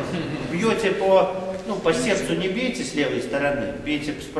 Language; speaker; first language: Russian; native; Russian